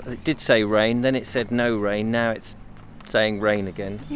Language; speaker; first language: English; native; English